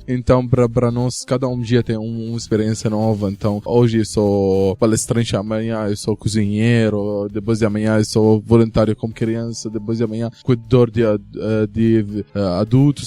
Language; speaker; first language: Portuguese; non-native, learner; Arabic